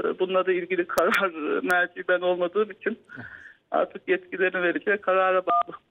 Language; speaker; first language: Turkish; native; Turkish